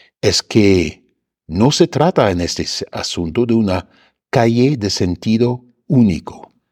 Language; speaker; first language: Spanish; non-native, fluent; German